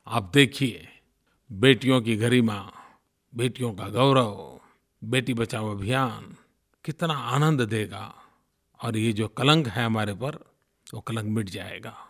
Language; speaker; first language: Hindi; non-native, local second language; Gujarati